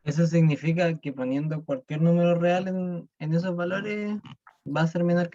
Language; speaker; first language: Spanish; native; Spanish